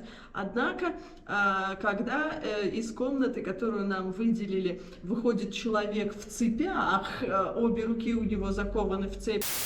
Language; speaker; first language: Russian; native; Russian